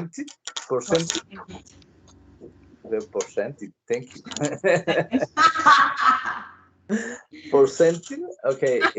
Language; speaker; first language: English; non-native, learner; Spanish